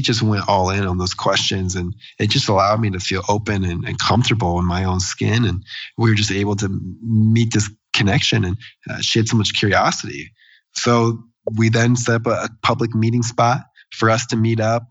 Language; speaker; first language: English; native; English